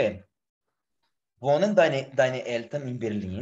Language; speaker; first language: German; non-native, fluent; Portuguese